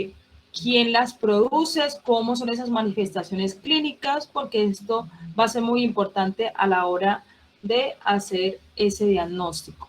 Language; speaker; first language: Spanish; native; Spanish